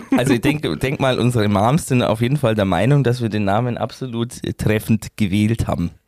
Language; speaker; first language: German; native; German